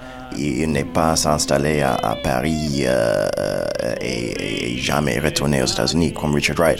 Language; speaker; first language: French; non-native, fluent; English